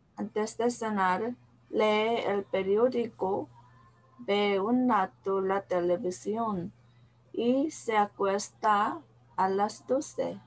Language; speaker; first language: Spanish; non-native, learner; Korean